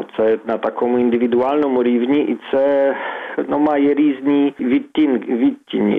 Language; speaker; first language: Ukrainian; early bilingual, heritage; Ukrainian